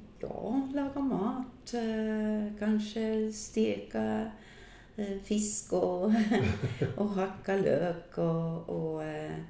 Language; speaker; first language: Swedish; non-native, fluent; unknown